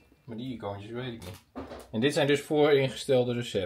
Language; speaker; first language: Dutch; native; Dutch